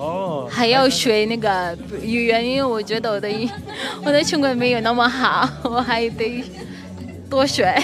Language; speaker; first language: Chinese; non-native, fluent; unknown